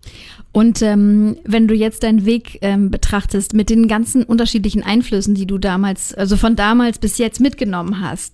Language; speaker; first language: German; native; German